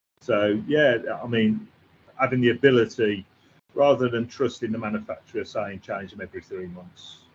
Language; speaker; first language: English; native; English